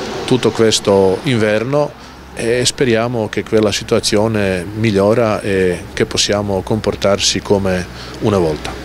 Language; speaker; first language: Italian; non-native, local second language; Croatian